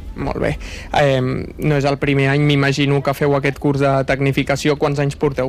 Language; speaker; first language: Catalan; native; Catalan